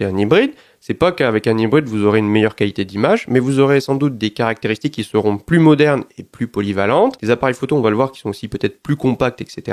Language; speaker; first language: French; native; French